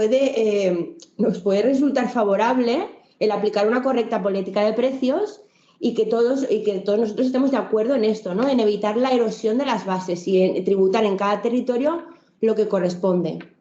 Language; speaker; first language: Spanish; native; Spanish